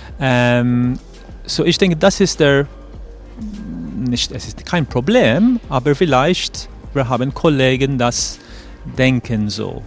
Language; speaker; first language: German; non-native, fluent; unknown